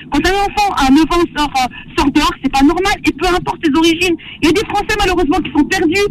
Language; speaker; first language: French; early bilingual, other home language; Arabic